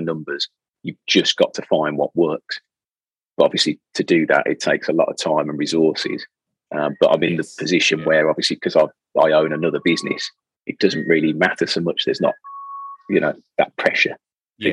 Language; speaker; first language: English; native; English